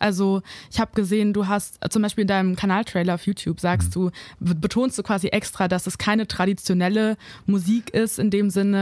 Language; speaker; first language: German; native; German